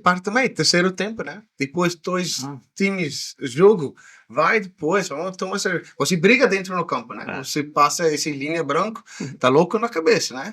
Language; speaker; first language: Portuguese; non-native, learner; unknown